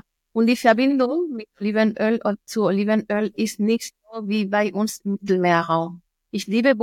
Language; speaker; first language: German; non-native, fluent; Spanish